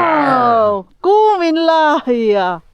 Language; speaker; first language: Finnish; non-native, learner; Filipino